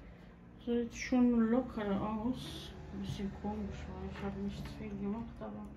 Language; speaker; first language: German; non-native, learner; Bosnian